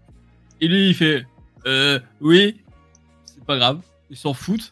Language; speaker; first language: French; native; French